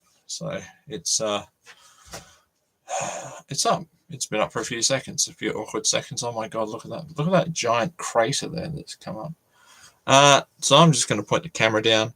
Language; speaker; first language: English; native; English